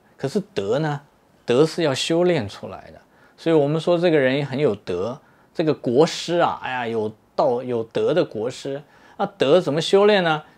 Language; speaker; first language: Chinese; native; Chinese